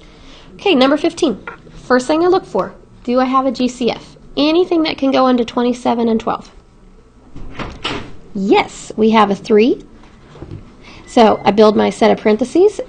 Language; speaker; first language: English; native; English